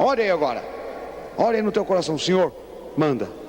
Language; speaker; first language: Portuguese; native; Portuguese